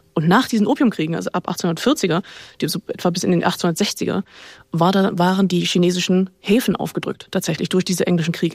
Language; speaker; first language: German; native; German